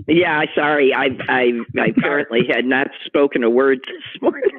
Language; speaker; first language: English; native; English